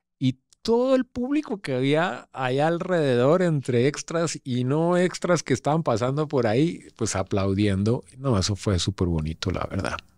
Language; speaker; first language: Spanish; native; Spanish